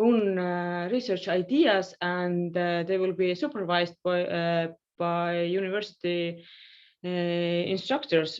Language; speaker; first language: English; non-native, fluent; Estonian